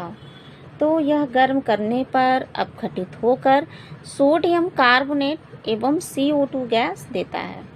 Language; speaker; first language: Hindi; native; Hindi